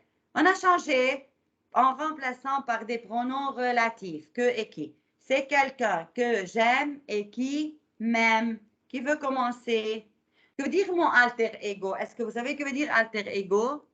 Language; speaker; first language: French; non-native, fluent; Arabic